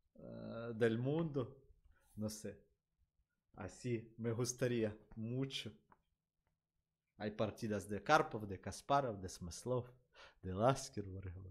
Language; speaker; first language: Spanish; non-native, learner; Russian